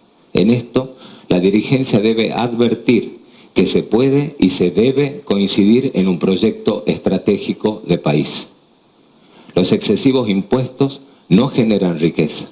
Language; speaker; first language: Spanish; native; Spanish